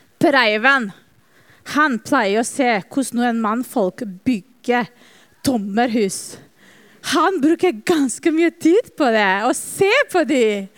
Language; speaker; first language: Norwegian; non-native, fluent; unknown